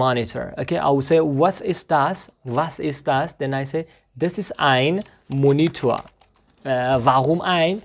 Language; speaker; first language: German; non-native, learner; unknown